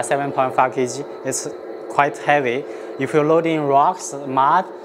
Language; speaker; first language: English; non-native, fluent; Chinese